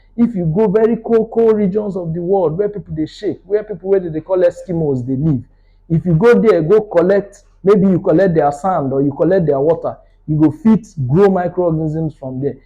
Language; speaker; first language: Nigerian Pidgin; non-native, local second language; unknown